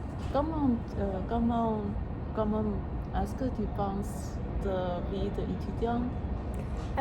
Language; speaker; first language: French; non-native, learner; English